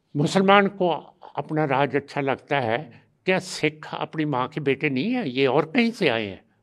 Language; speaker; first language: Hindi; non-native, local second language; Punjabi